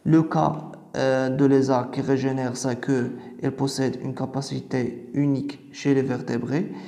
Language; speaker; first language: French; non-native, local second language; Arabic